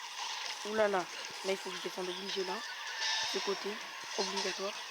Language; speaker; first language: French; native; French